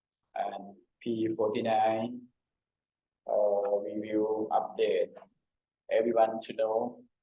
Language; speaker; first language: English; non-native, learner; Thai